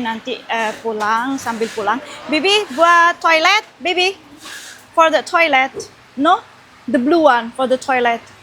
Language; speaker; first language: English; non-native, learner; Indonesian